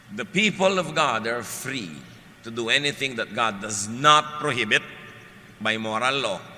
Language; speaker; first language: English; non-native, local second language; Filipino